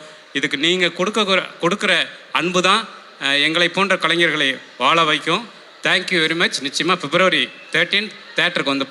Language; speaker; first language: Tamil; native; Tamil